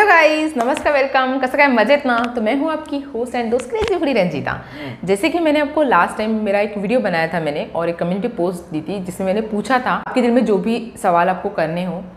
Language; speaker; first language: Hindi; non-native, local second language; Marathi